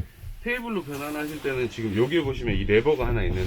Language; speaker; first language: Korean; native; Korean